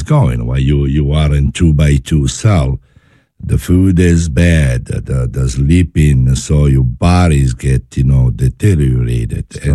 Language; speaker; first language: English; non-native, learner; Italian